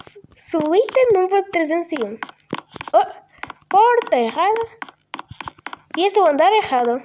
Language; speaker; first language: Spanish; non-native, learner; Portuguese